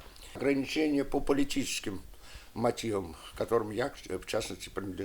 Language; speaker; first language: Russian; native; Russian